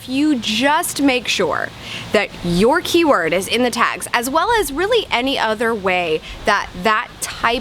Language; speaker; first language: English; native; English